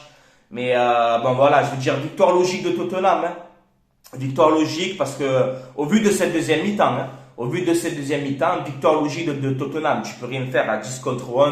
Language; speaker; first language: French; native; French